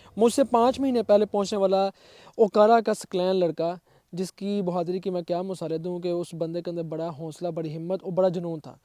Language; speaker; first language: Urdu; non-native, local second language; Punjabi